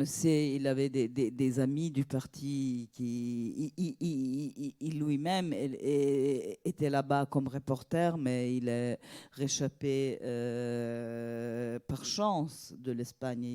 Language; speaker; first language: French; non-native, fluent; Italian